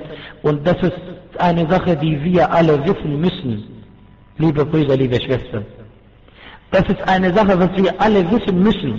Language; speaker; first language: German; non-native, fluent; Arabic